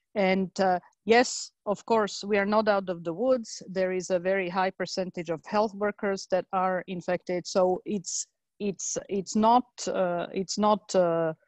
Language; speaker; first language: English; non-native, fluent; Slovak